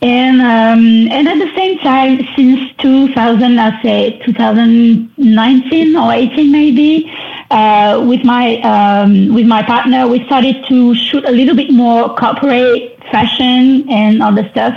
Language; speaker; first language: English; non-native, fluent; French